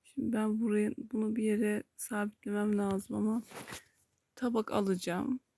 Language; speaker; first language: Turkish; native; Turkish